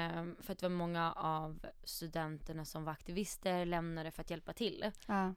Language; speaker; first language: Swedish; early bilingual, other home language; Arabic